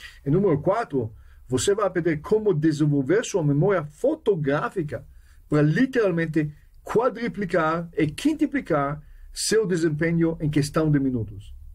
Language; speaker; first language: Portuguese; non-native, fluent; Hebrew